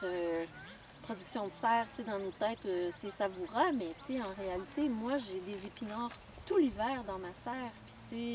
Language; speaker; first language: French; native; French